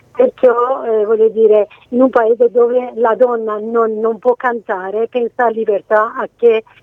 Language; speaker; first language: Italian; non-native, fluent; Persian